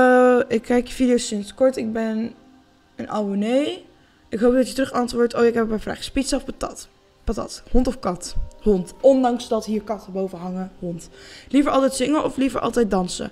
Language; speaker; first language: Dutch; native; Dutch